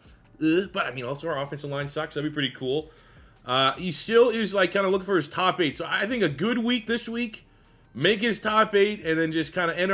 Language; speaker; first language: English; native; English